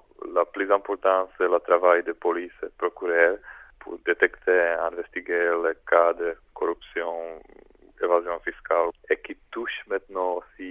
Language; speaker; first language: French; non-native, fluent; Czech